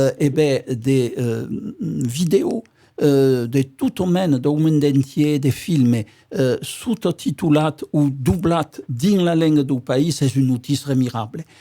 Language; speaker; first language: Occitan; native; Occitan